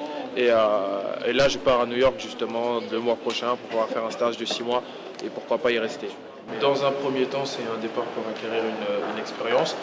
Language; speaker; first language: French; native; French